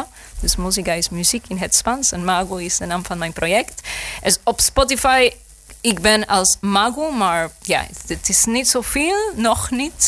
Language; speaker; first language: Dutch; non-native, learner; Spanish